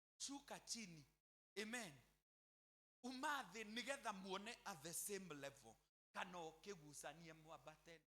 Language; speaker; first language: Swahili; non-native, local second language; Kikuyu